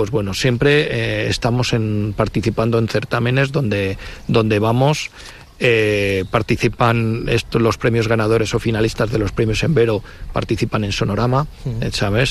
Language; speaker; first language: Spanish; native; Spanish